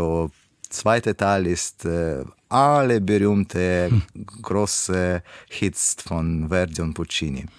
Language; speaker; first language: German; non-native, learner; Russian